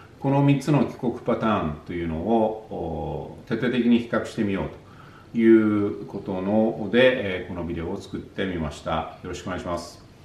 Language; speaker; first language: Japanese; native; Japanese